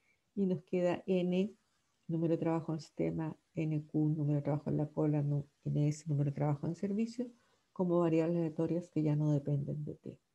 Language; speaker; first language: Spanish; native; Spanish